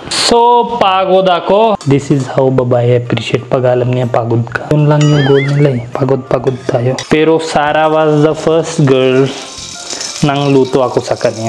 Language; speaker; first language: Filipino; non-native, learner; Punjabi